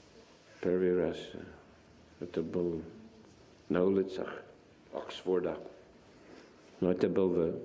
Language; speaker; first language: Russian; non-native, fluent; English